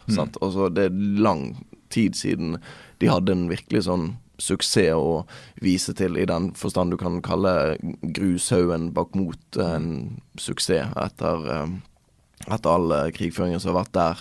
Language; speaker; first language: Norwegian; native; Norwegian